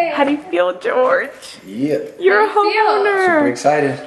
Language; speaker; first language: English; native; English